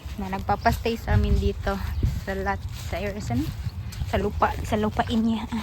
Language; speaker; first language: Filipino; non-native, local second language; Cebuano